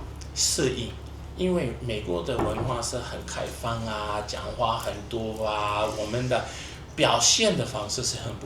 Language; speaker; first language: Chinese; non-native, fluent; English